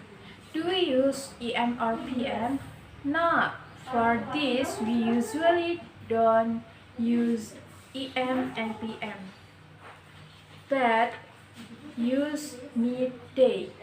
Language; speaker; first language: English; non-native, learner; Indonesian